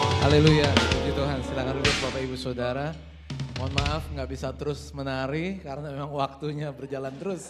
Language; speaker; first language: Indonesian; native; Indonesian